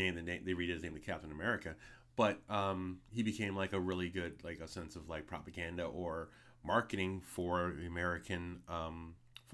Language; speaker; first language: English; native; English